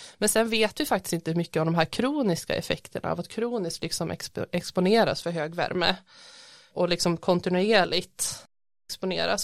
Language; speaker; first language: Swedish; native; Swedish